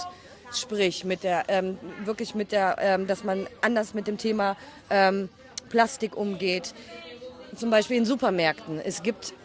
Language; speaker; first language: German; native; German